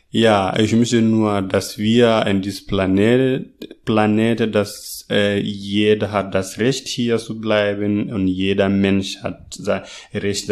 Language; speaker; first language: German; non-native, learner; Masai